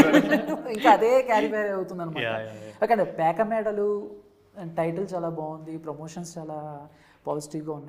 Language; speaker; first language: Telugu; native; Telugu